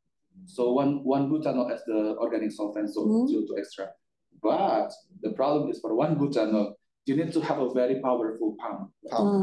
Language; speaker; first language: English; non-native, fluent; Indonesian